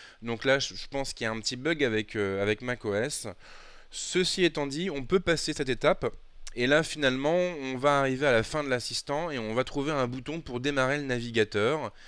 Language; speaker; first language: French; native; French